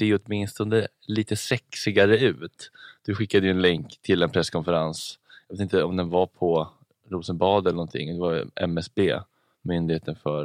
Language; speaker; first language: Swedish; native; Swedish